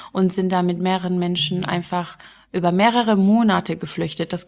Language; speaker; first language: German; early bilingual, other home language; Arabic